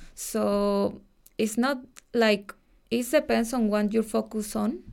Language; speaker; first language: English; non-native, fluent; Spanish